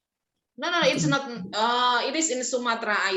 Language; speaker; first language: English; non-native, fluent; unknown